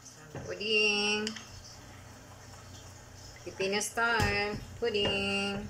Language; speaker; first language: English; non-native, local second language; Filipino